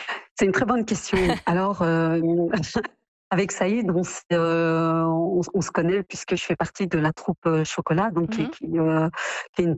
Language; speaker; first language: French; native; French